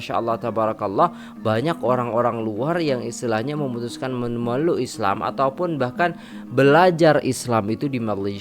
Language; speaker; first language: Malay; non-native, local second language; Javanese